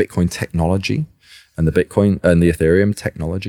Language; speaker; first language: English; native; English